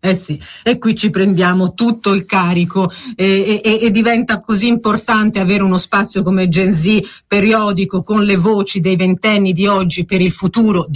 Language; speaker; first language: Italian; native; Italian